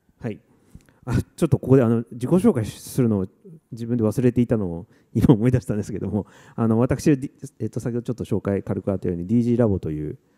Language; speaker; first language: Japanese; native; Japanese